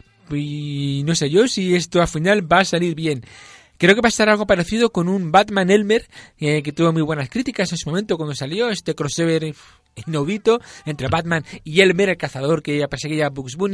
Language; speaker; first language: Spanish; native; Spanish